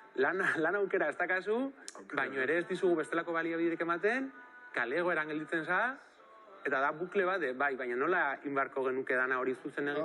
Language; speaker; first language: Basque; native; Basque